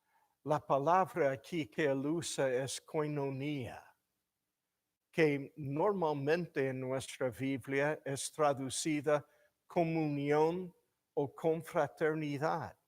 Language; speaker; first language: Spanish; non-native, fluent; English